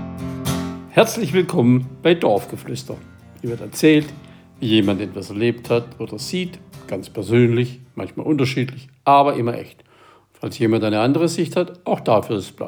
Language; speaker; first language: German; native; German